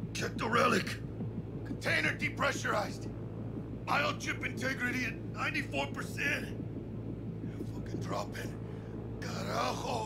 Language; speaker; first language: English; native; English